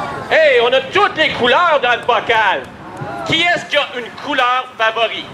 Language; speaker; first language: French; native; French